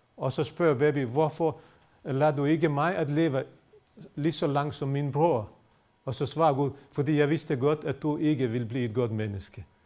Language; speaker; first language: Danish; non-native, fluent; Bosnian